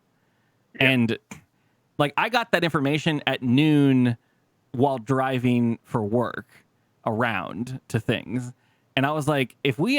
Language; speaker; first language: English; native; English